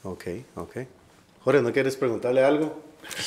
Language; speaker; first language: Spanish; native; Spanish